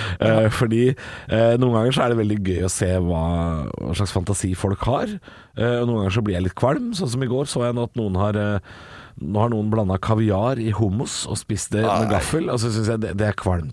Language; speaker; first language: Norwegian; native; Norwegian